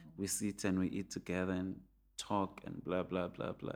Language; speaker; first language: English; non-native, local second language; Venda